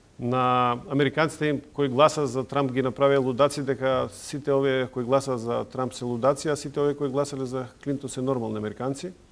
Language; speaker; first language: Macedonian; non-native, local second language; Serbian